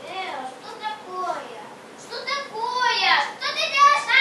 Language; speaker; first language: Russian; early bilingual, heritage; Russian